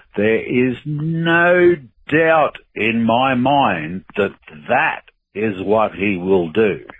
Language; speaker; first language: English; native; English